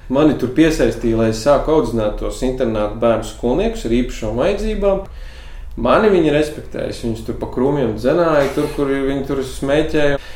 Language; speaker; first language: Latvian; native; Latvian